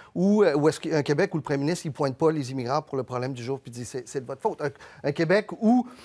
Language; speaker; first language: French; early bilingual, other home language; Spanish